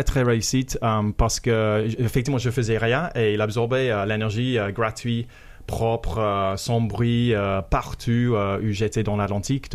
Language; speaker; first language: French; non-native, fluent; English